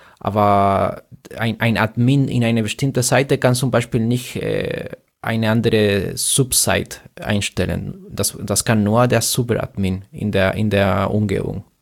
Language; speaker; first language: German; non-native, fluent; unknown